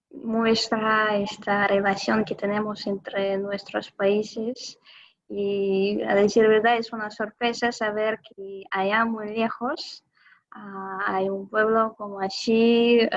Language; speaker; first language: Spanish; non-native, fluent; Russian